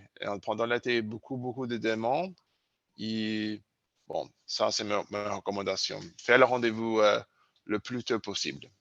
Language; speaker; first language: French; non-native, learner; English